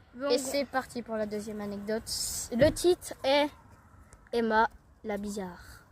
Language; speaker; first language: French; native; French